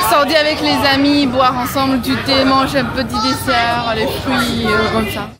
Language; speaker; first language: French; non-native, fluent; Chinese